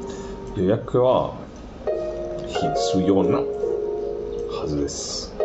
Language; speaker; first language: Japanese; non-native, learner; Catalan